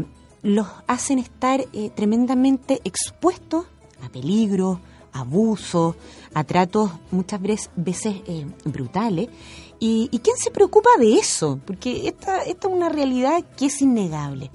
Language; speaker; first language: Spanish; native; Spanish